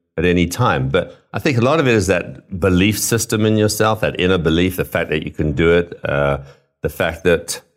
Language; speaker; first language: English; native; English